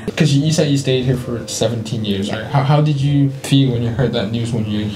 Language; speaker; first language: English; non-native, local second language; Cantonese